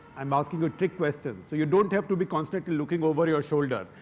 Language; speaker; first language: English; non-native, local second language; Hindi